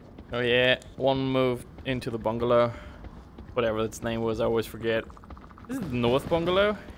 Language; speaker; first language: English; non-native, fluent; German